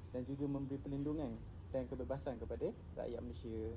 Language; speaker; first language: Malay; native; Malay